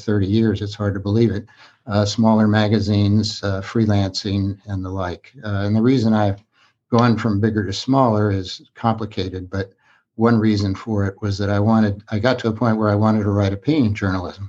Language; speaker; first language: English; native; English